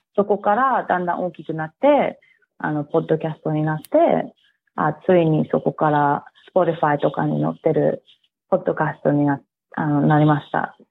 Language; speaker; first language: Japanese; early bilingual, heritage; Japanese